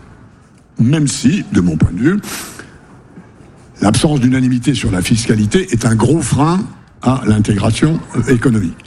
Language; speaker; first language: French; native; French